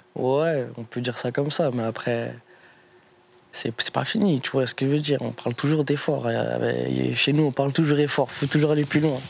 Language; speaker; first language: French; native; French